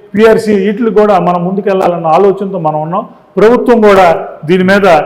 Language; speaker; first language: Telugu; native; Telugu